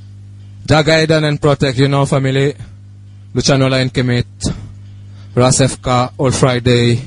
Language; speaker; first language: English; non-native, learner; French